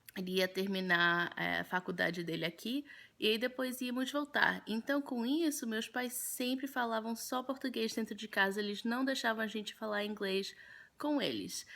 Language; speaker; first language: Portuguese; early bilingual, heritage; Portuguese